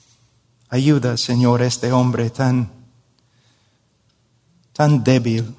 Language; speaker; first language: Spanish; non-native, fluent; English